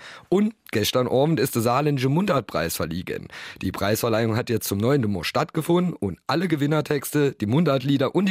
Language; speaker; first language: German; native; German